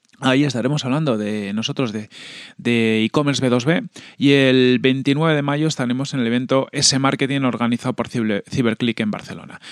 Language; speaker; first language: Spanish; native; Spanish